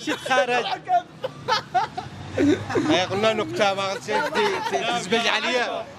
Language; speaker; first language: Arabic; native; Arabic